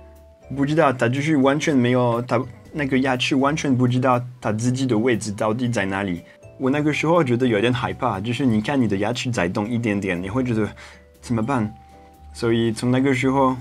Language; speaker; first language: Chinese; non-native, fluent; French